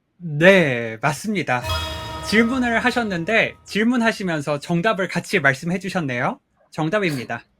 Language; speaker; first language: Korean; native; Korean